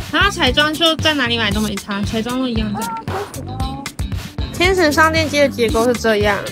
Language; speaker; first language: Chinese; native; Chinese